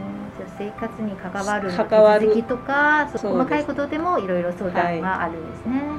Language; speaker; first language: Japanese; non-native, fluent; Chinese